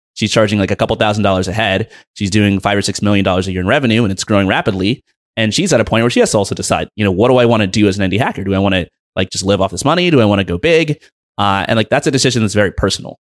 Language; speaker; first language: English; native; English